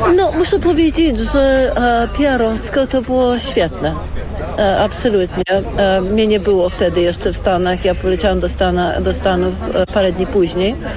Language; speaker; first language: Polish; early bilingual, heritage; Polish